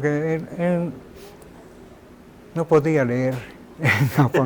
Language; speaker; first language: Spanish; non-native, fluent; Japanese